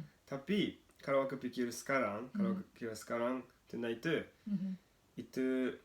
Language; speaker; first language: Indonesian; non-native, learner; Japanese